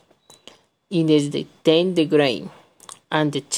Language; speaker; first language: English; non-native, learner; Spanish